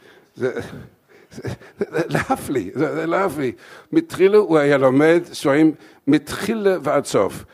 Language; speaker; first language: Hebrew; non-native, fluent; English